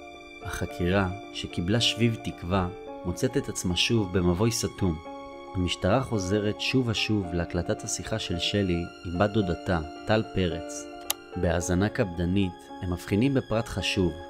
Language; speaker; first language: Hebrew; native; Hebrew